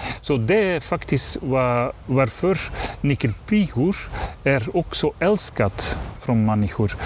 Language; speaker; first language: Swedish; non-native, learner; Dutch